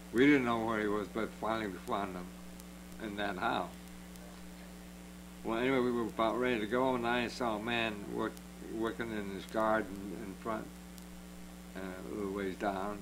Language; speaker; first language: English; native; English